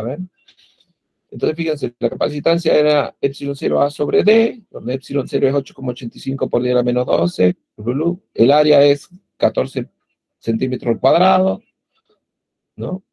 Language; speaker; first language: Spanish; native; Spanish